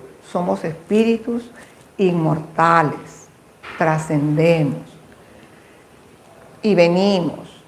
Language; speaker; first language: Spanish; native; Spanish